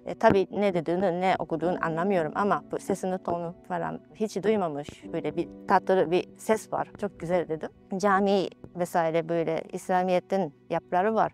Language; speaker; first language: Turkish; non-native, fluent; Japanese